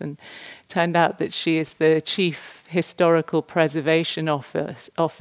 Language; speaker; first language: English; native; English